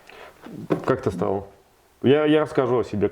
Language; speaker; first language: Russian; native; Russian